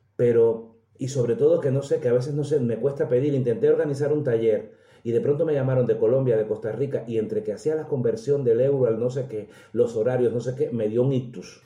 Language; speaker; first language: Spanish; native; Spanish